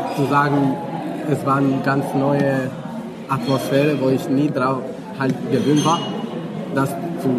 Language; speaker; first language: German; non-native, learner; Albanian